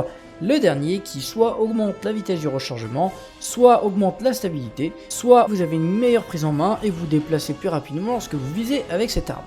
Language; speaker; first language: French; native; French